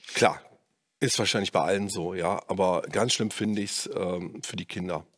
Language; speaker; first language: German; native; German